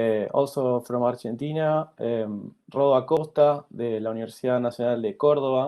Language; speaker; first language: Spanish; native; Spanish